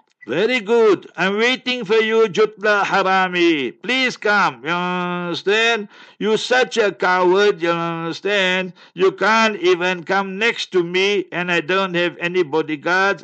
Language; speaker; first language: English; native; English